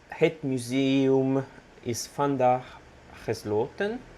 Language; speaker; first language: Dutch; non-native, learner; Italian